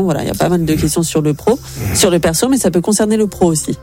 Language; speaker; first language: French; native; French